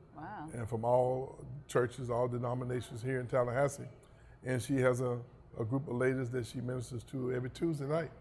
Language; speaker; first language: English; native; English